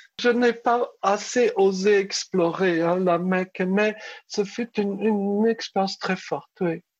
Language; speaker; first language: French; early bilingual, other home language; Czech